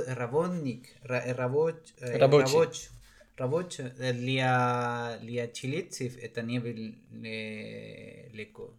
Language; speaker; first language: Russian; non-native, learner; Spanish